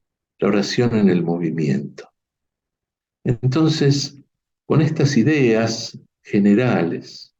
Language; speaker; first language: Spanish; native; Spanish